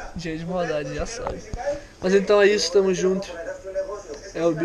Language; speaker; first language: Portuguese; native; Portuguese